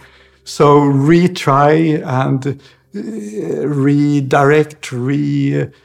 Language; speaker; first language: English; non-native, fluent; Swedish